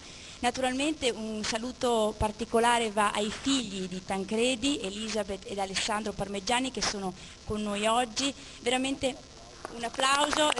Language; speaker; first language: Italian; native; Italian